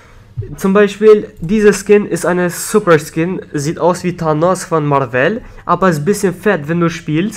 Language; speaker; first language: German; non-native, learner; Albanian